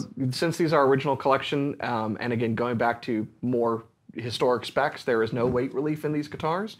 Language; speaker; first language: English; native; English